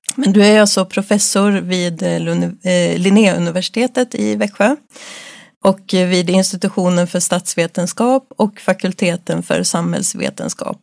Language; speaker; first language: Swedish; native; Swedish